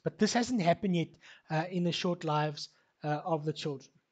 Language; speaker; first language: English; non-native, local second language; Afrikaans